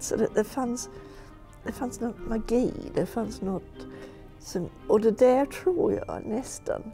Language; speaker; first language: Swedish; non-native, fluent; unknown